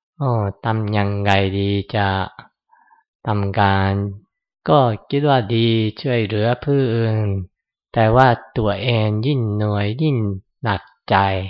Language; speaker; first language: Thai; non-native, fluent; Japanese